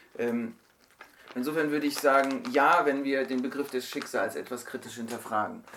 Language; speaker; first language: German; early bilingual, other home language; Turkish